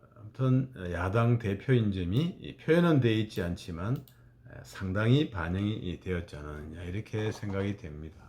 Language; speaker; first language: Korean; native; Korean